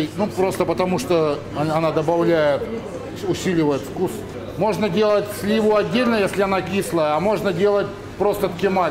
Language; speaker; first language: Russian; native; Russian